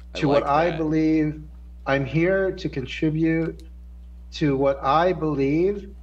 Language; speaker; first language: English; native; English